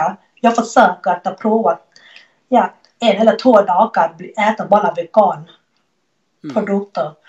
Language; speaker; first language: Swedish; non-native, learner; Thai